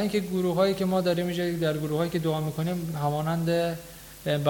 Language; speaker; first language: Swedish; non-native, fluent; Persian